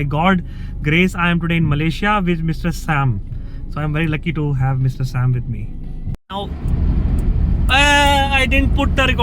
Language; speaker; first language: English; non-native, local second language; Hindi